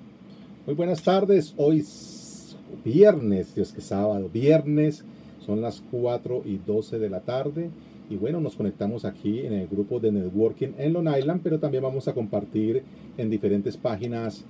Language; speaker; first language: Spanish; native; Spanish